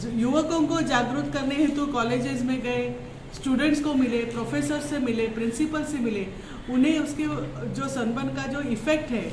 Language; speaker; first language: Hindi; non-native, local second language; Marathi